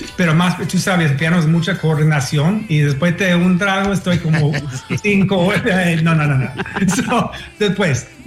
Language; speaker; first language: Spanish; non-native, fluent; English